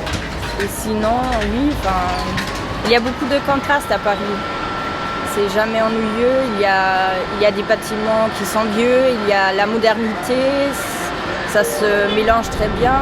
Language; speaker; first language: French; non-native, fluent; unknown